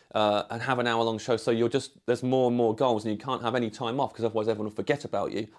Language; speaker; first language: English; native; English